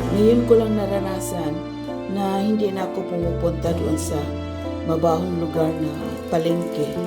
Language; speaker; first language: Filipino; non-native, local second language; Cebuano